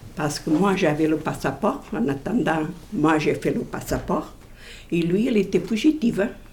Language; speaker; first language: French; non-native, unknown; Portuguese